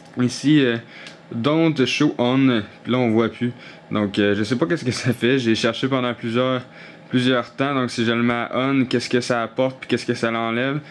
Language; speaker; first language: French; native; French